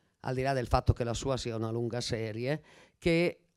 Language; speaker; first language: Italian; native; Italian